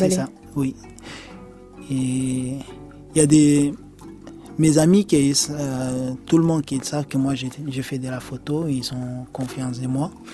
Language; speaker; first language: French; non-native, learner; Arabic